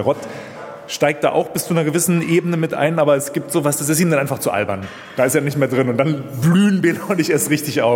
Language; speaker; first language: German; native; German